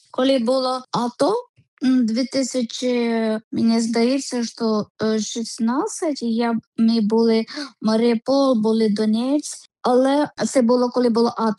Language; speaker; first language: Ukrainian; non-native, learner; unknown